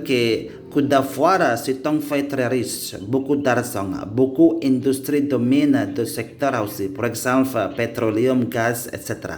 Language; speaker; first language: French; non-native, learner; Indonesian